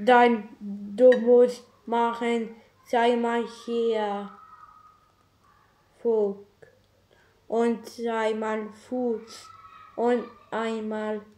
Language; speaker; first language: German; non-native, learner; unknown